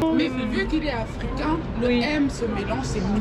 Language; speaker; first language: French; native; French